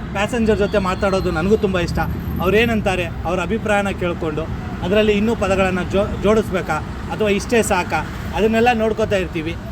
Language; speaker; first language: Kannada; non-native, local second language; Urdu